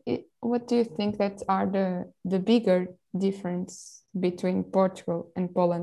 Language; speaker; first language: English; non-native, local second language; Portuguese